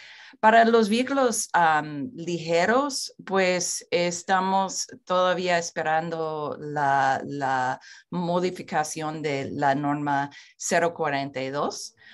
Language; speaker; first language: Spanish; non-native, fluent; English